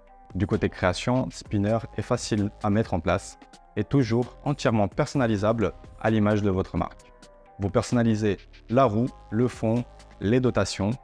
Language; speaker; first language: French; native; French